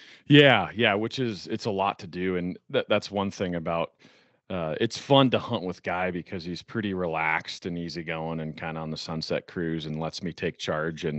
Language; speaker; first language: English; native; English